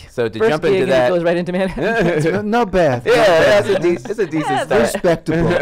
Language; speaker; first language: English; native; English